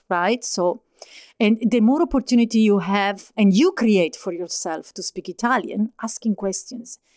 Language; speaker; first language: English; non-native, fluent; Italian